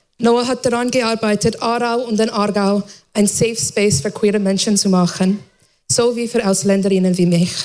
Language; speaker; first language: German; non-native, fluent; English